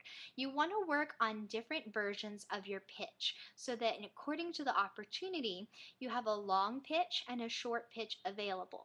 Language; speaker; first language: English; native; English